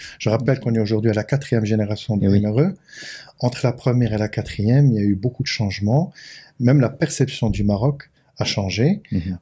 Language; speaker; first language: French; non-native, local second language; Arabic